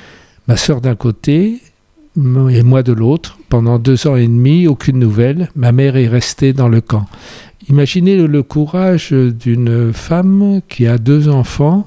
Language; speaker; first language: French; native; French